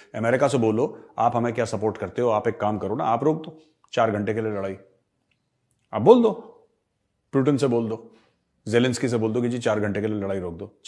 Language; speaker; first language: Hindi; native; Hindi